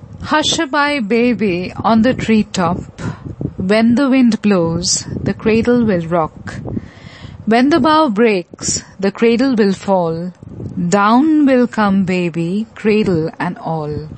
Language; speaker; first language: Bangla; native; Bangla